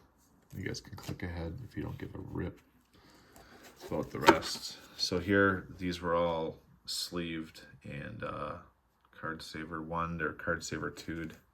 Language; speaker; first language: English; native; English